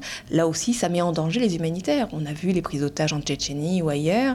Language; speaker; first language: French; native; French